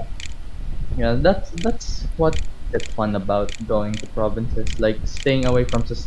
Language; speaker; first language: English; non-native, local second language; Filipino